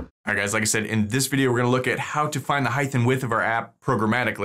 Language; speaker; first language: English; native; English